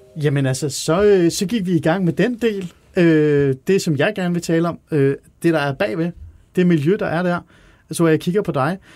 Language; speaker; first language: Danish; early bilingual, other home language; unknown